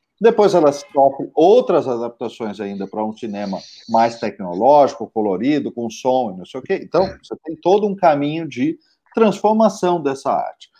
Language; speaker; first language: Portuguese; native; Portuguese